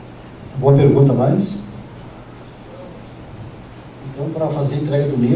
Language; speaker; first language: Portuguese; native; Portuguese